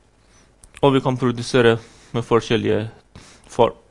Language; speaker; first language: Norwegian; non-native, fluent; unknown